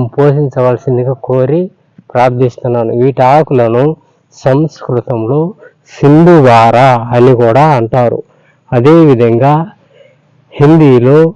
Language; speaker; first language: Telugu; non-native, local second language; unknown